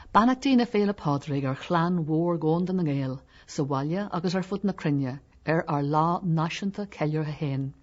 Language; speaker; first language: Irish; non-native, local second language; English